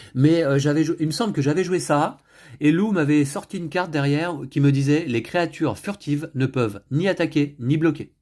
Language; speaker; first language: French; native; French